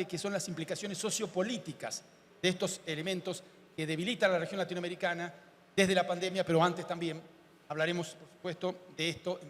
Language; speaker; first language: Spanish; native; Spanish